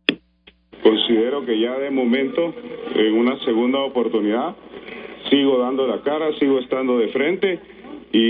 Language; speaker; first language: Spanish; native; Spanish